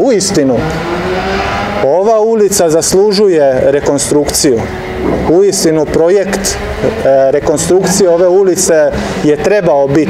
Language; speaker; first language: Serbian; native; Serbian